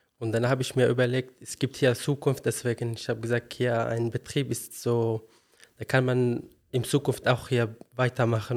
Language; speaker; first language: German; non-native, learner; Arabic